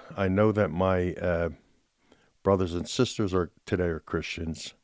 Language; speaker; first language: English; native; English